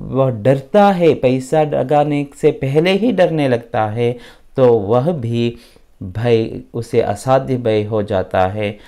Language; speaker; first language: Hindi; non-native, local second language; Kannada